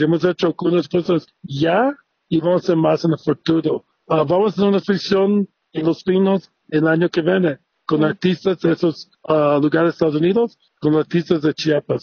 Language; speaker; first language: Spanish; early bilingual, heritage; Spanish